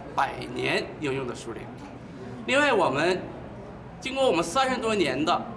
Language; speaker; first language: Chinese; native; Chinese